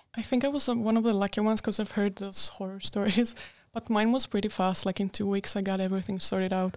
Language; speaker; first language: English; non-native, fluent; Greek